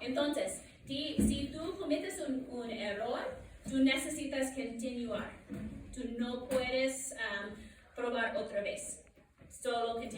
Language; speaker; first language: Spanish; non-native, learner; English